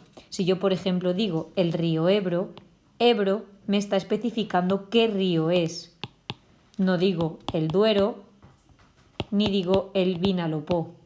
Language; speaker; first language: Spanish; native; Spanish